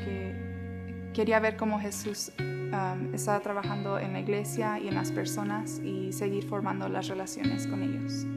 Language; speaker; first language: Spanish; early bilingual, heritage; Spanish